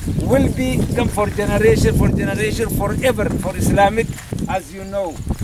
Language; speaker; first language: English; non-native, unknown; Oromo